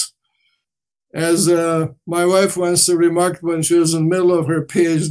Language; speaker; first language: English; non-native, fluent; Romanian